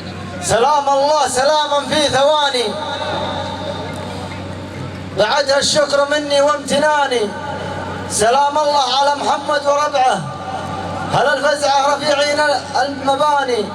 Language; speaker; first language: Arabic; native; Arabic